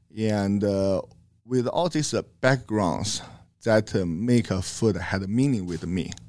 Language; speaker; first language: English; non-native, learner; Chinese